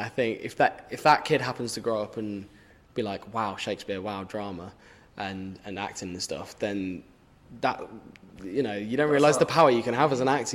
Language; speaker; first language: English; native; English